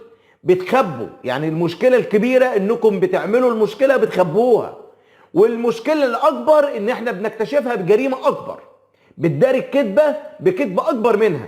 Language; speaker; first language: Arabic; native; Arabic